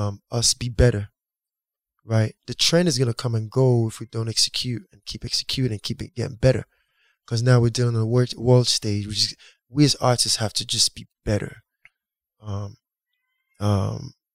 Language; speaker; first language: English; non-native, local second language; Yoruba